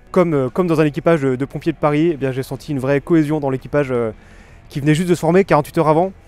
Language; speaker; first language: French; native; French